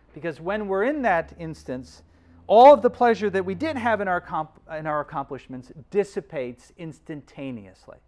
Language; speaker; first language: English; native; English